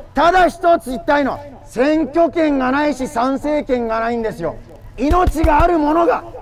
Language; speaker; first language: Japanese; native; Japanese